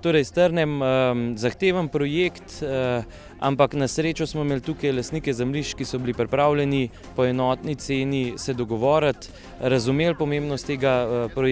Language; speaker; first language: Slovenian; native; Slovenian